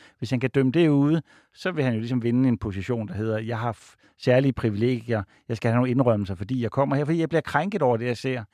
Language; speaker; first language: Danish; native; Danish